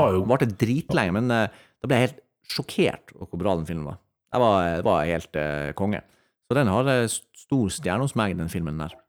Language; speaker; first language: Norwegian; native; Norwegian